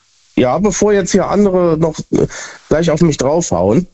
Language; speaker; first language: German; native; German